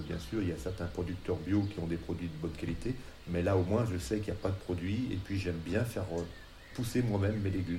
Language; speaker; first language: French; native; French